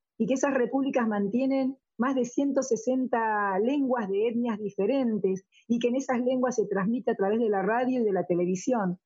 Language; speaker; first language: Spanish; native; Spanish